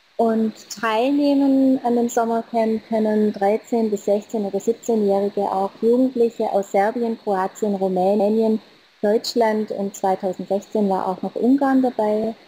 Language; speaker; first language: German; native; German